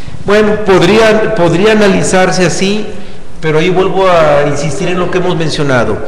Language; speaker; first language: Spanish; native; Spanish